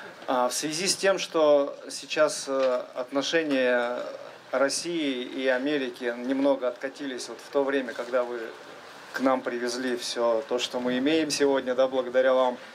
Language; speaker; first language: Russian; native; Russian